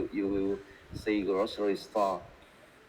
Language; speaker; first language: English; non-native, learner; Vietnamese